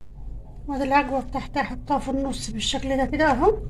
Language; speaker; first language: Arabic; native; Arabic